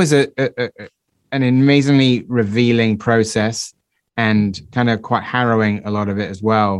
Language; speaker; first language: English; native; English